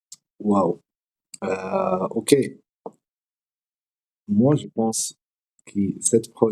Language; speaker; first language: French; non-native, learner; English